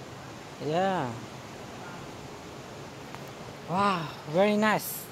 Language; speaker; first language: English; non-native, learner; Thai